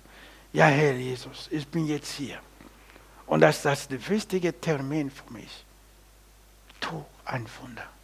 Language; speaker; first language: German; non-native, learner; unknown